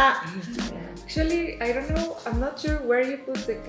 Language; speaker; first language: English; non-native, fluent; Spanish